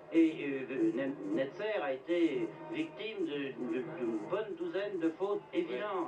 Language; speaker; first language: French; native; French